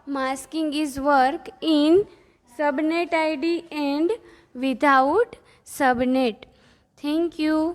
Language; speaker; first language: English; non-native, local second language; Gujarati